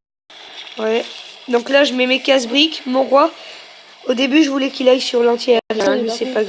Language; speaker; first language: French; native; French